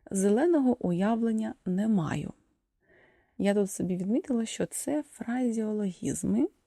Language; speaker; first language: Ukrainian; non-native, local second language; Russian